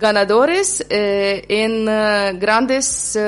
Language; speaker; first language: Spanish; non-native, learner; Ukrainian